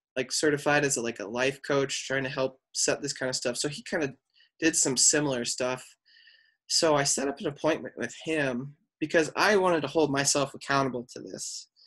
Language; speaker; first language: English; native; English